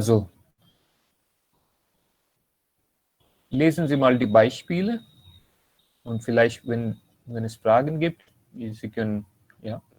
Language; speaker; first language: German; non-native, learner; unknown